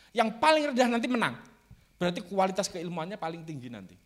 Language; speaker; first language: Indonesian; non-native, local second language; Javanese